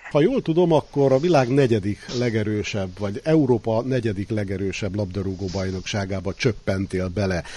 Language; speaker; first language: Hungarian; native; Hungarian